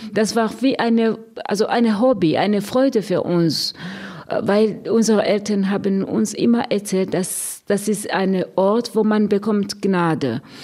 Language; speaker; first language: German; non-native, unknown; Rundi